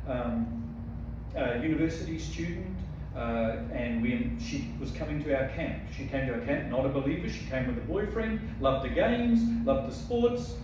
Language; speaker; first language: English; native; English